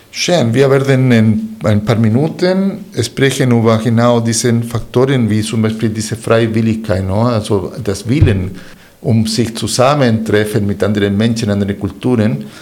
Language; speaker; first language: German; non-native, fluent; Spanish